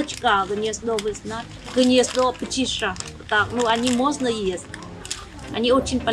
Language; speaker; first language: Russian; non-native, learner; Vietnamese